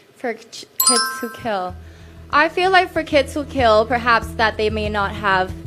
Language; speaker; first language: English; non-native, fluent; Thai